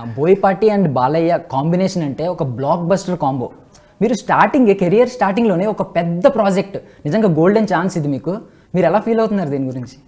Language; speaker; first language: Telugu; native; Telugu